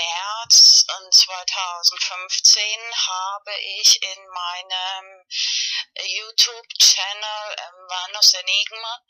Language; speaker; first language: German; non-native, fluent; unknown